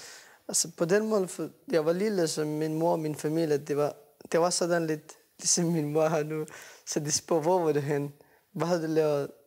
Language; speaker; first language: Danish; non-native, learner; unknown